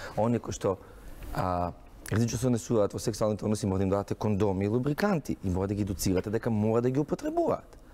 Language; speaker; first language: Macedonian; native; Macedonian